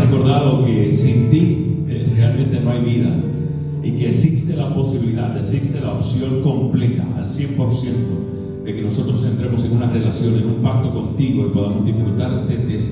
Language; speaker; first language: Spanish; native; Spanish